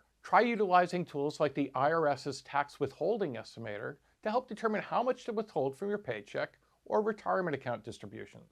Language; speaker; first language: English; native; English